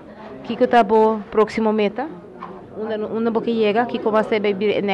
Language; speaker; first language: Portuguese; non-native, learner; Papiamento